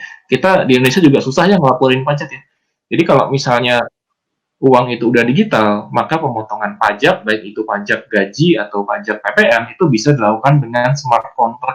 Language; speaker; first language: Indonesian; native; Indonesian